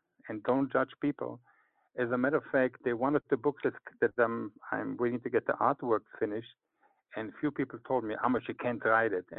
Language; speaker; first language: English; non-native, fluent; Hebrew